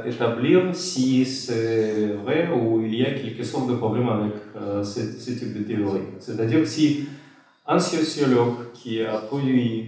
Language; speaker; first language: French; non-native, fluent; Russian